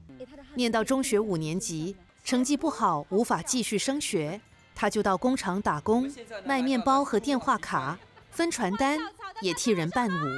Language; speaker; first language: Chinese; native; Chinese